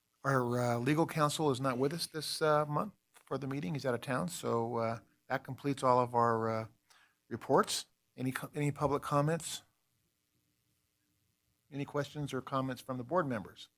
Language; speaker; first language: English; native; English